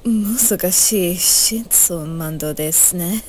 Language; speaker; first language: Japanese; non-native, learner; English